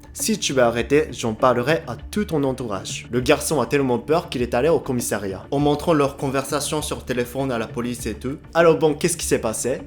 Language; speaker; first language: French; non-native, fluent; Japanese